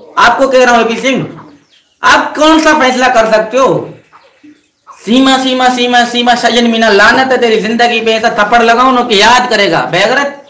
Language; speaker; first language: Urdu; non-native, local second language; Sindhi